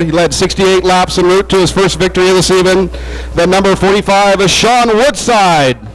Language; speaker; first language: English; native; English